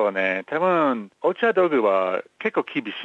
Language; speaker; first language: Japanese; non-native, learner; English